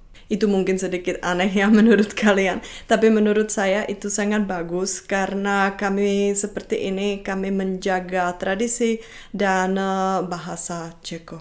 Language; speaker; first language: Indonesian; non-native, fluent; Czech